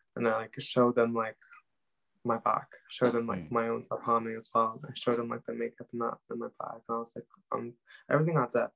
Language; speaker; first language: English; non-native, local second language; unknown